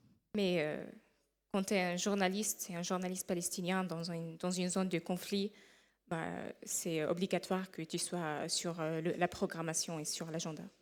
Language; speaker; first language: French; non-native, fluent; Arabic